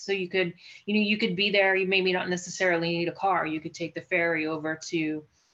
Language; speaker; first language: English; native; English